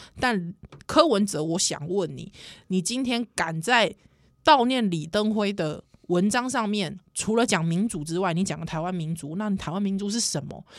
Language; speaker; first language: Chinese; native; Chinese